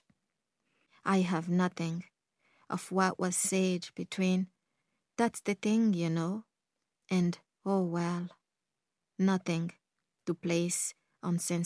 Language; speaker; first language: English; early bilingual, other home language; Kongo